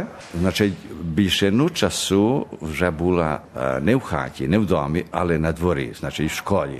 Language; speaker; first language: Ukrainian; early bilingual, heritage; Ukrainian